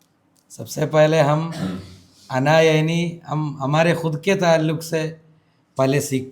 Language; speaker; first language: Hindi; non-native, local second language; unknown